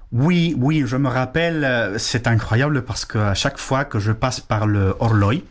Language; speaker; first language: French; non-native, fluent; Spanish